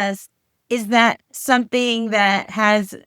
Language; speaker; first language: English; native; English